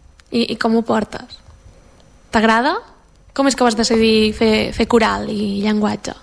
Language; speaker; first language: Catalan; native; Catalan